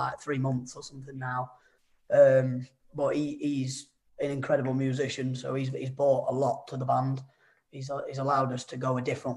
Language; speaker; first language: English; native; English